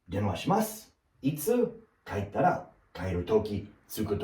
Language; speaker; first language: Japanese; non-native, learner; English